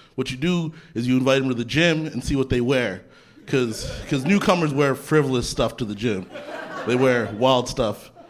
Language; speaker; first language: English; native; English